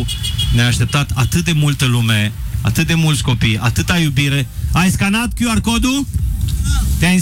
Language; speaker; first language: Romanian; native; Romanian